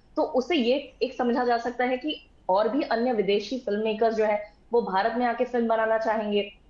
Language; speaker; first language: Hindi; native; Hindi